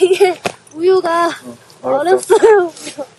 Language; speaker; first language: Korean; non-native, fluent; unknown